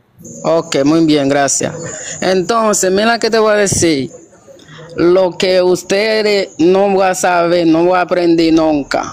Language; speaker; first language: Spanish; non-native, fluent; Haitian Creole